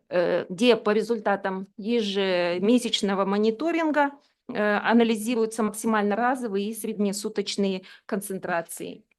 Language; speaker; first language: Russian; native; Russian